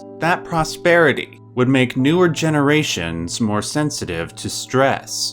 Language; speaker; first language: English; native; English